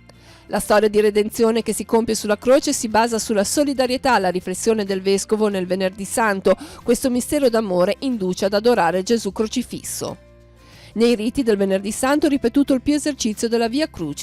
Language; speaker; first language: Italian; native; Italian